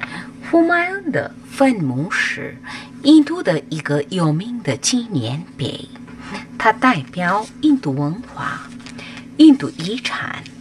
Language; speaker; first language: Chinese; non-native, learner; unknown